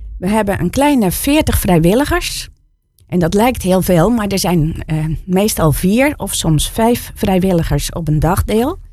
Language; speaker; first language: Dutch; native; Dutch